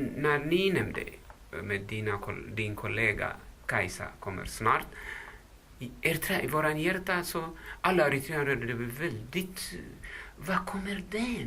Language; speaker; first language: Swedish; non-native, fluent; Tigrinya